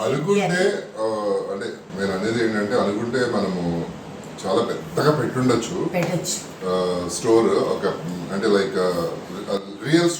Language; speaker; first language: Telugu; native; Telugu